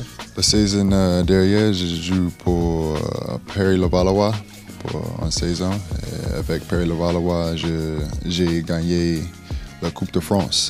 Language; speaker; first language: French; non-native, learner; Spanish